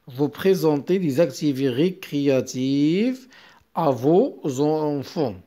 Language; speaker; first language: French; non-native, local second language; Arabic